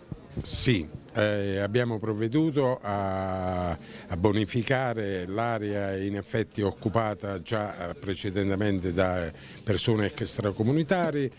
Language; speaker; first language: Italian; native; Italian